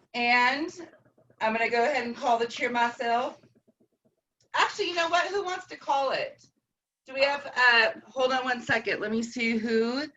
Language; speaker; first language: English; native; English